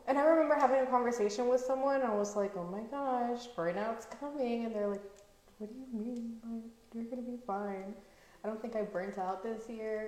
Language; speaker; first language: English; early bilingual, other home language; Spanish